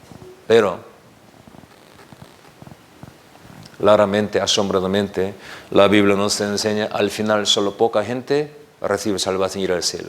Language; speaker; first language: Spanish; non-native, learner; Korean